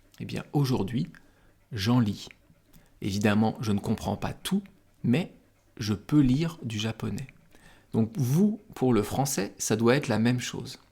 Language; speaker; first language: French; native; French